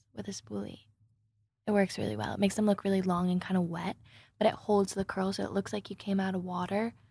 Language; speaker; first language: English; non-native, fluent; German